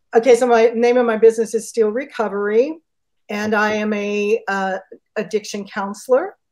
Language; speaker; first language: English; native; English